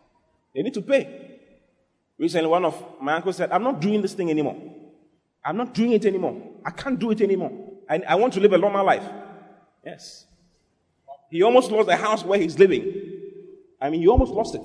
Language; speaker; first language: English; non-native, local second language; Akan